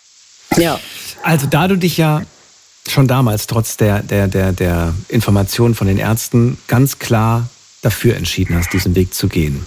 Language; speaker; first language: German; native; German